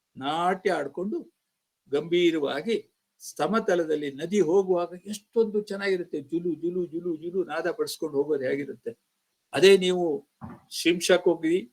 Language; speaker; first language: Kannada; native; Kannada